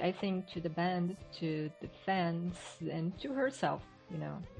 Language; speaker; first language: English; non-native, fluent; Portuguese